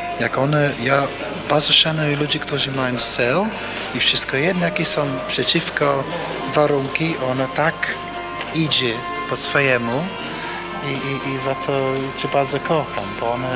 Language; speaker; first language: Polish; non-native, fluent; English